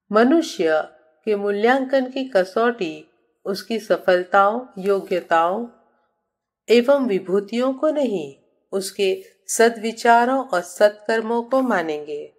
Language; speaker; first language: Hindi; native; Hindi